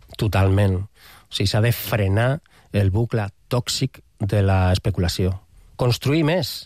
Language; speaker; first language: Catalan; non-native, local second language; Spanish